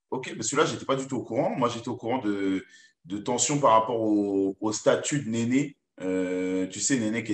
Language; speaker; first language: French; native; French